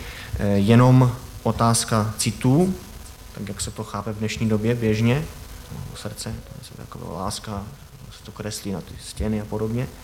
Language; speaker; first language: Czech; native; Czech